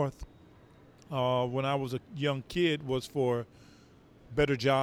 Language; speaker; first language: English; native; English